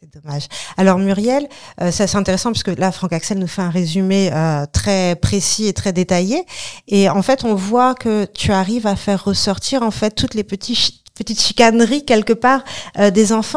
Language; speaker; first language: French; native; French